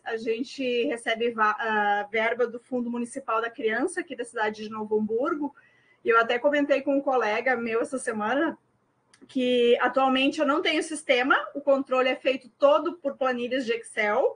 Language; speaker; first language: Portuguese; native; Portuguese